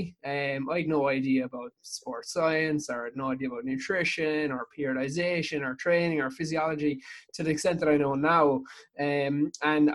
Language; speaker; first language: English; native; English